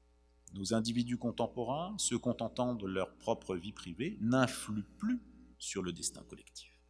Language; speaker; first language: French; native; French